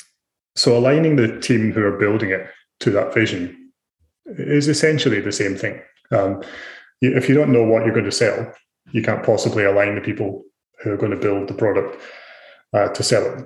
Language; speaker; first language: English; native; English